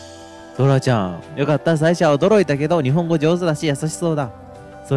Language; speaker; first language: Japanese; native; Japanese